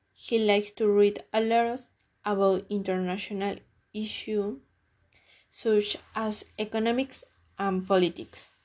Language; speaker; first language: English; non-native, learner; Spanish